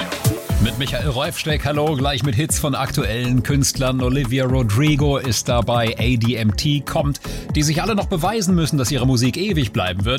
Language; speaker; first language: German; native; German